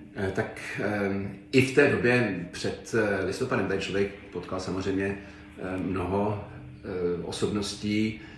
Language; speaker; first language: Czech; native; Czech